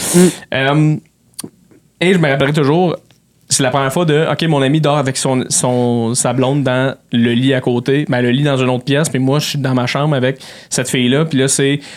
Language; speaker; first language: French; native; French